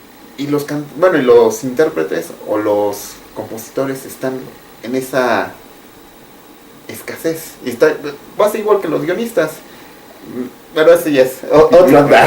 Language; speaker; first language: Spanish; native; Spanish